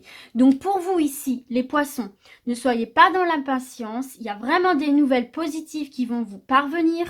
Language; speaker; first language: French; native; French